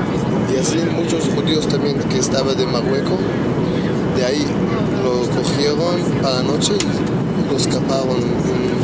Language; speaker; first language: Spanish; early bilingual, heritage; Hebrew